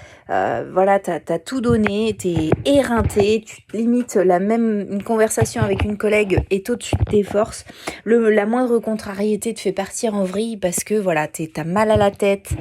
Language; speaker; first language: French; native; French